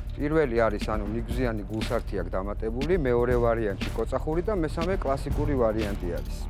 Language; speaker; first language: Georgian; native; Georgian